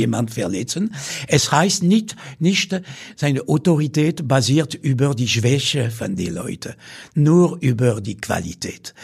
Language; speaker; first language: German; non-native, fluent; French